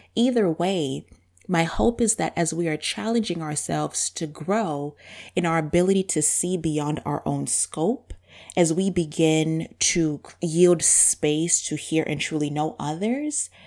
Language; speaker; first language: English; non-native, local second language; Bemba